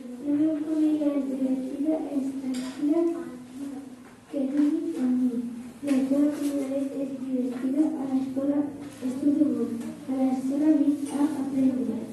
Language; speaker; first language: Catalan; non-native, local second language; Spanish